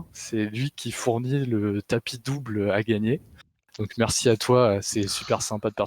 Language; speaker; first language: French; native; French